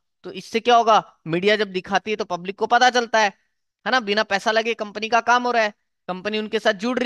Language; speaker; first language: Hindi; native; Hindi